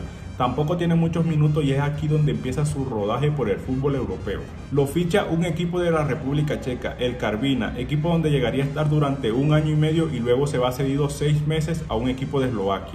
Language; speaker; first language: Spanish; native; Spanish